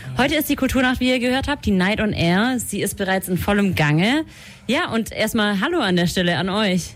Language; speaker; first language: German; native; German